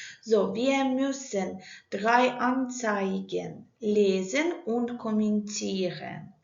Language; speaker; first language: German; non-native, fluent; Ukrainian